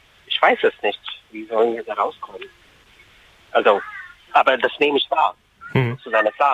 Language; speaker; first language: German; non-native, fluent; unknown